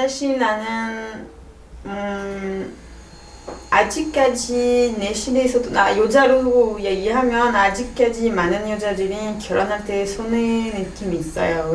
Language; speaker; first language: Korean; non-native, learner; French